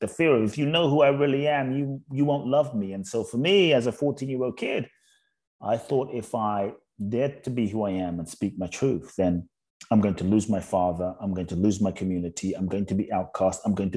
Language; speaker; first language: English; native; English